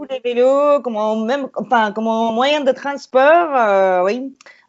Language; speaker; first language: French; non-native, fluent; Spanish